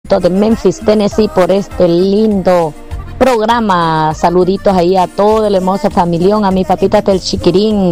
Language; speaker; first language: Spanish; native; Spanish